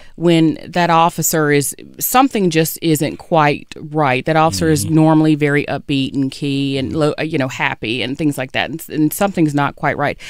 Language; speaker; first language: English; native; English